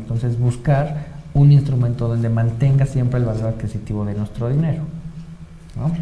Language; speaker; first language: Spanish; native; Spanish